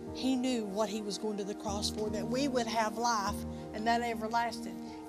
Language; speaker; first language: English; native; English